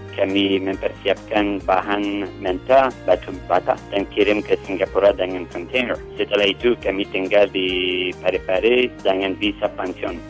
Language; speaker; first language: Indonesian; non-native, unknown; English